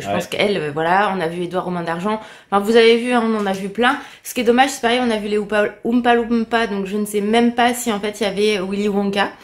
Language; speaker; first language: French; native; French